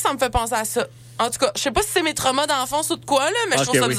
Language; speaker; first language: French; native; French